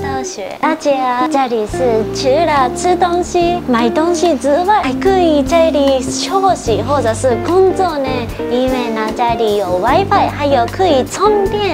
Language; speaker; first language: Chinese; non-native, fluent; Japanese